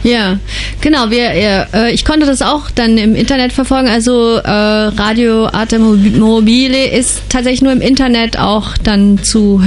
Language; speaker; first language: German; native; German